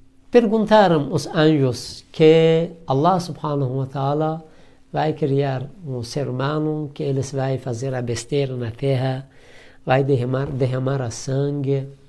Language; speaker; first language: Portuguese; non-native, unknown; Persian